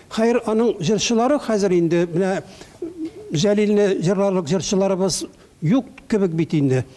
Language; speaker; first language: Tatar; native; Tatar